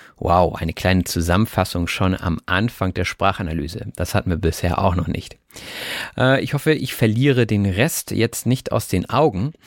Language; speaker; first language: German; native; German